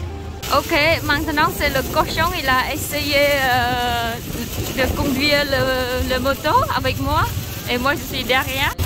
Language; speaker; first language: French; non-native, learner; Khmer